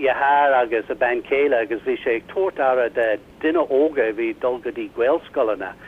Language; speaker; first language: Irish; non-native, learner; English